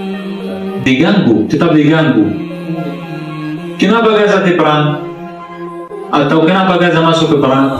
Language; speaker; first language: Indonesian; non-native, fluent; Arabic